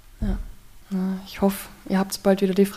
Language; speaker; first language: German; native; German